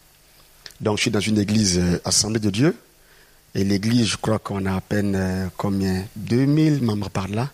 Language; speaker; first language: French; non-native, local second language; Mossi